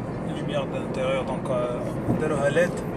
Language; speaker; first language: French; non-native, local second language; Arabic